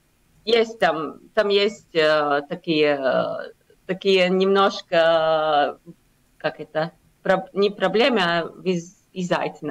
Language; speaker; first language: Russian; non-native, local second language; Latvian